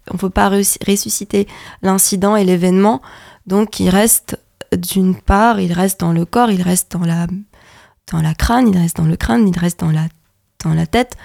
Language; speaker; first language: French; non-native, local second language; Arabic